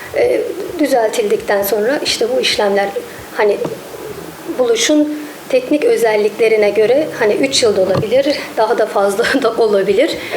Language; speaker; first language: Turkish; native; Turkish